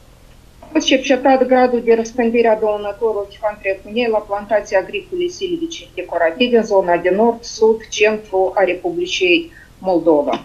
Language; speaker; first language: Romanian; native; Romanian